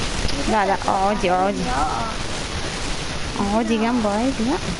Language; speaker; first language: Arabic; native; Arabic